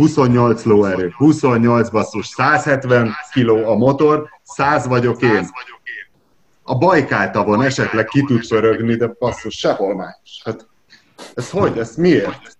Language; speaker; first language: Hungarian; native; Hungarian